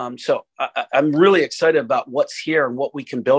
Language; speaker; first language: English; native; English